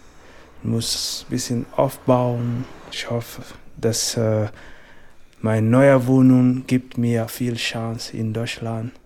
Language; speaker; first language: German; non-native, learner; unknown